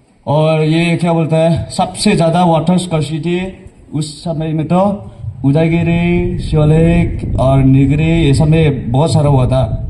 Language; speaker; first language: Hindi; non-native, local second language; Garo